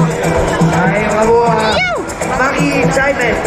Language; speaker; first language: French; native; French